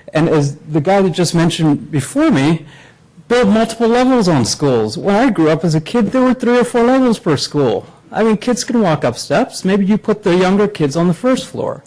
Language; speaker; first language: English; native; English